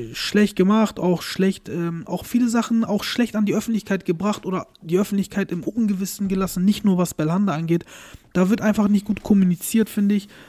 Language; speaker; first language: German; early bilingual, other home language; Turkish